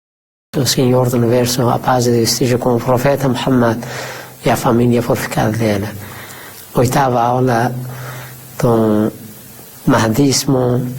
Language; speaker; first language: Portuguese; non-native, fluent; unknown